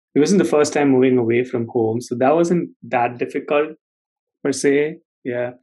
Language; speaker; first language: English; non-native, local second language; Tamil